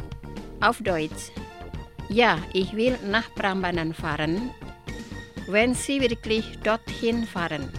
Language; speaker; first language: German; non-native, fluent; Indonesian